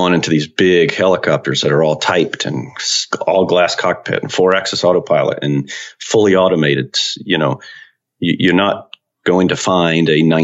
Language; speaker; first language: English; native; English